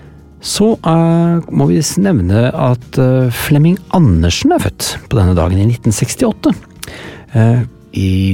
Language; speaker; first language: Norwegian; native; Norwegian